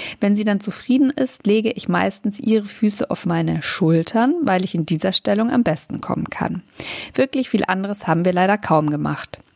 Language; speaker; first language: German; native; German